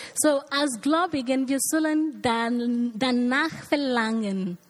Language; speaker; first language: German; non-native, learner; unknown